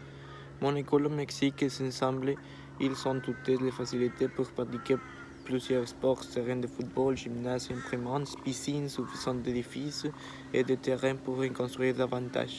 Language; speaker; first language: French; non-native, learner; Spanish